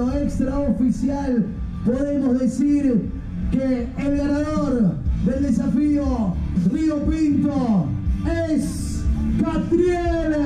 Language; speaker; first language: Spanish; native; Spanish